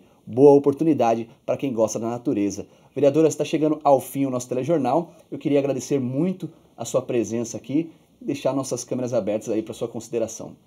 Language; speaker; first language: Portuguese; native; Portuguese